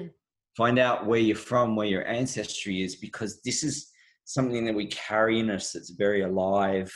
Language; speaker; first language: English; native; English